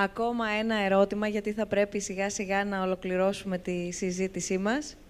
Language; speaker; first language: Greek; native; Greek